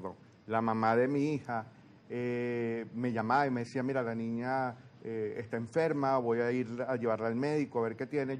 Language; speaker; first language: Spanish; native; Spanish